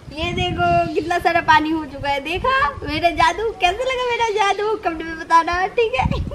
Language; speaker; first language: Hindi; non-native, local second language; Bangla